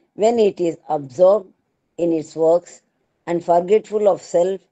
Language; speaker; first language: English; non-native, local second language; Tamil